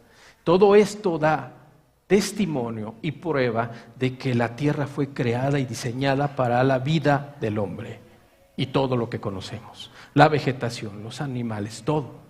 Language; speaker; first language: Spanish; native; Spanish